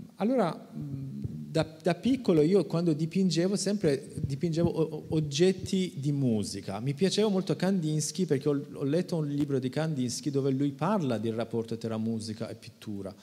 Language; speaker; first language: Italian; non-native, fluent; Persian